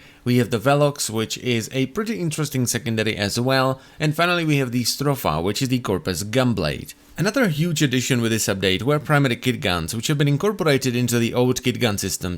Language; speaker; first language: English; non-native, fluent; Czech